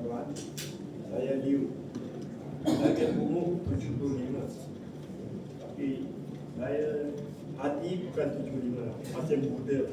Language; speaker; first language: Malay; non-native, local second language; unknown